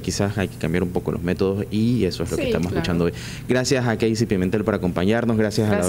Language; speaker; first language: Spanish; native; Spanish